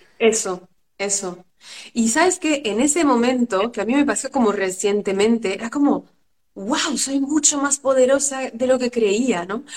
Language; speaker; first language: Spanish; non-native, fluent; French